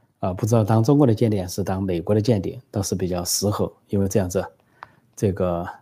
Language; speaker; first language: Chinese; native; Chinese